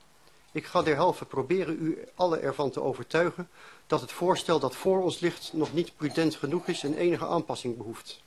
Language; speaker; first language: Dutch; native; Dutch